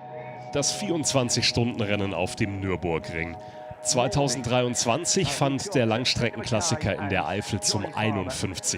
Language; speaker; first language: German; native; German